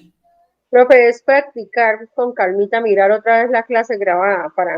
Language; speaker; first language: Spanish; native; Spanish